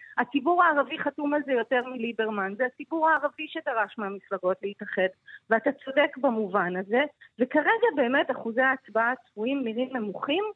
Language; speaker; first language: Hebrew; native; Hebrew